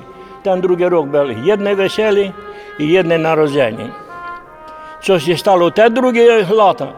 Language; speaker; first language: Polish; early bilingual, heritage; Polish